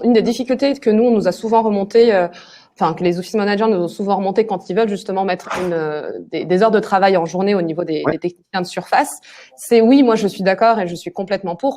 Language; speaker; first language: French; native; French